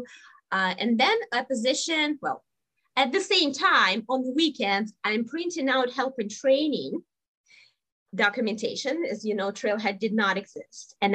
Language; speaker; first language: English; non-native, fluent; Russian